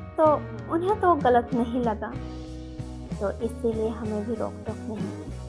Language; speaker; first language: Hindi; non-native, local second language; Bangla